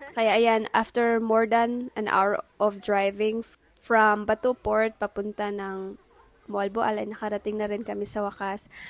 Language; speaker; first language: Filipino; non-native, local second language; Cebuano